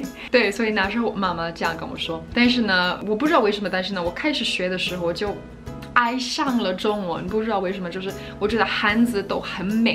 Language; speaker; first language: Chinese; non-native, fluent; English